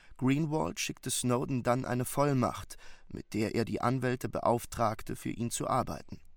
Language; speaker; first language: German; native; German